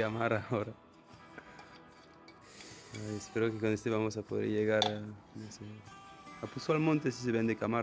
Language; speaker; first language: Spanish; non-native, learner; French